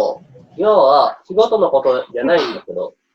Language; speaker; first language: Japanese; non-native, learner; Indonesian